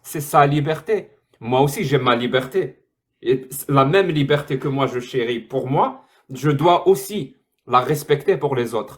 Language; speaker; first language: French; native; French